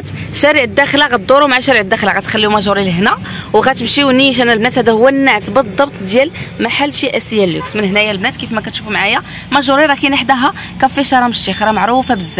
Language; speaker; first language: Arabic; native; Arabic